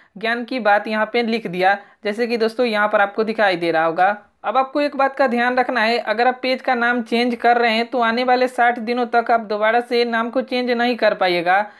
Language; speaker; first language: Hindi; native; Hindi